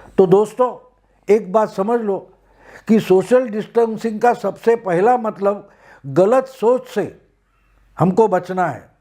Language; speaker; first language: Hindi; non-native, local second language; Marathi